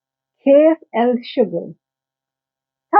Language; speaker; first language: Arabic; non-native, learner; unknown